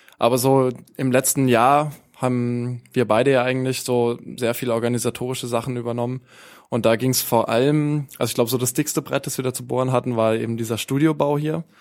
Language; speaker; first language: German; native; German